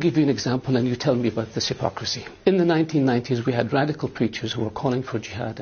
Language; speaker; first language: English; non-native, fluent; Arabic